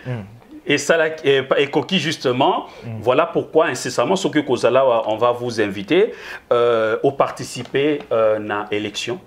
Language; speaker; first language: French; non-native, local second language; Lingala